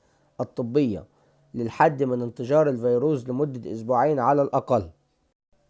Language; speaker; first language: Arabic; native; Arabic